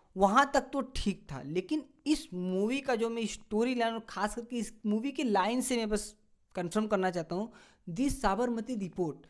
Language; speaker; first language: Hindi; native; Hindi